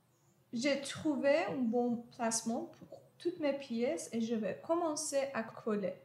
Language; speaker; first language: French; non-native, fluent; Persian